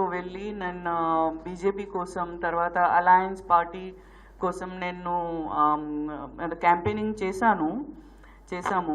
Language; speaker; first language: Telugu; non-native, learner; Gujarati